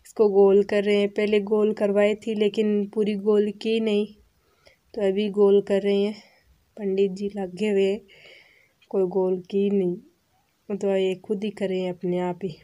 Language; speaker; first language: Hindi; native; Hindi